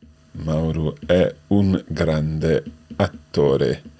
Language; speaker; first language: Italian; non-native, fluent; English